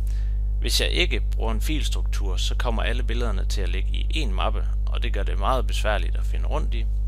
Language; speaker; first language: Danish; native; Danish